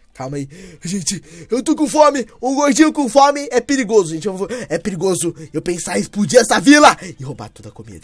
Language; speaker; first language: Portuguese; native; Portuguese